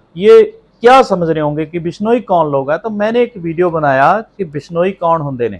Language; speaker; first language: Hindi; non-native, local second language; Punjabi